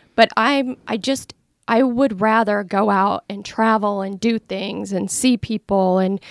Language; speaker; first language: English; native; English